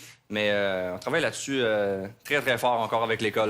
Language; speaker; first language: French; native; French